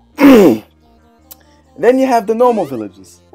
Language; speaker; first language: English; native; English